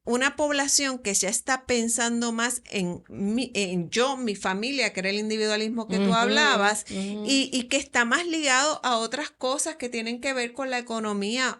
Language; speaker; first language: Spanish; native; Spanish